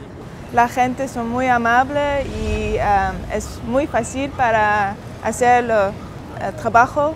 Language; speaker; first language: Spanish; non-native, learner; Dutch